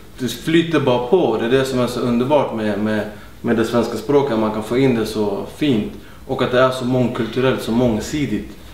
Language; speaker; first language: Swedish; early bilingual, other home language; Arabic